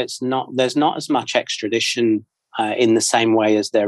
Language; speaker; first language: English; native; English